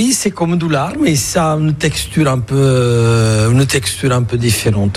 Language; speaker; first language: French; non-native, fluent; Italian